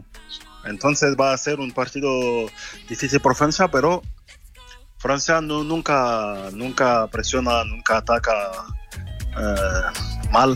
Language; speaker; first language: Spanish; non-native, fluent; French